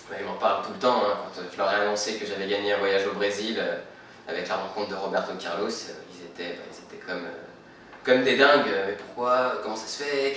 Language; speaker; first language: French; native; French